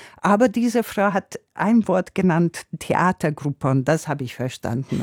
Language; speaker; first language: German; non-native, fluent; Hungarian